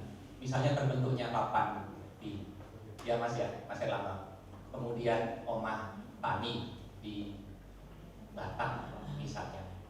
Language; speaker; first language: Indonesian; native; Indonesian